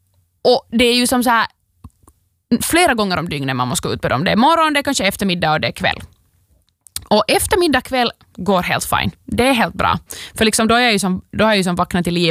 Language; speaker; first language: Swedish; native; Swedish